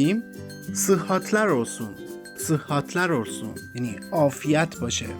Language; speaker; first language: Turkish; non-native, fluent; Persian